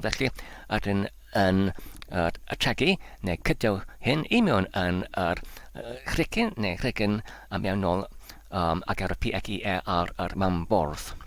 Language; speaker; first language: Welsh; non-native, learner; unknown